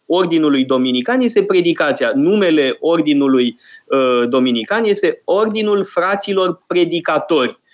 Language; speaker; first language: Romanian; native; Romanian